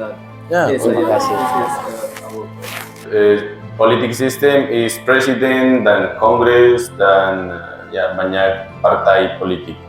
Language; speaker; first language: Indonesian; non-native, learner; Spanish